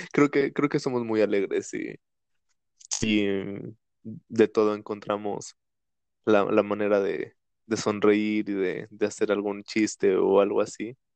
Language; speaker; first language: Spanish; native; Spanish